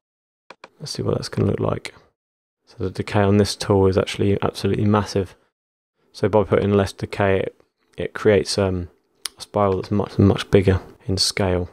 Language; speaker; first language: English; native; English